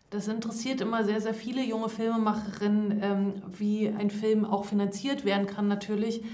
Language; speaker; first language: German; native; German